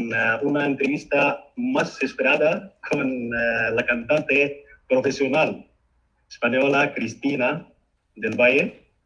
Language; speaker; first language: Spanish; non-native, fluent; Arabic